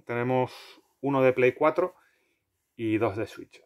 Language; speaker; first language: Spanish; native; Spanish